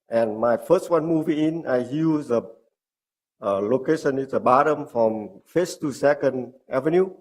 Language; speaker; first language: English; non-native, learner; Vietnamese